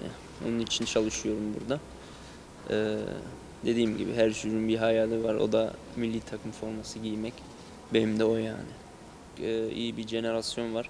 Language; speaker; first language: Turkish; early bilingual, heritage; Turkish